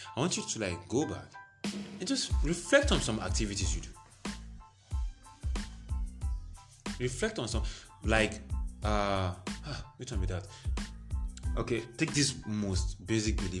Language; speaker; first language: English; non-native, local second language; Igbo